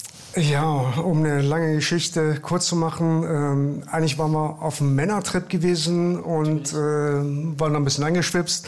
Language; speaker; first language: German; early bilingual, other home language; Persian